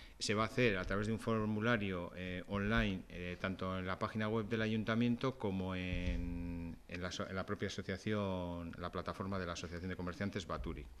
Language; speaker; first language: Spanish; native; Spanish